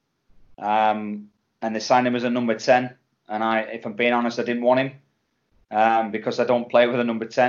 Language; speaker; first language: English; native; English